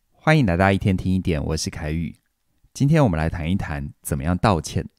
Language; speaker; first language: Chinese; native; Chinese